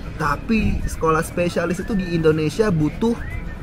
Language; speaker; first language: Indonesian; native; Indonesian